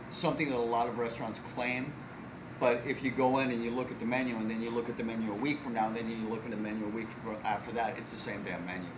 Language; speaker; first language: English; native; English